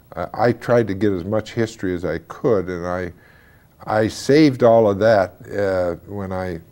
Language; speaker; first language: English; native; English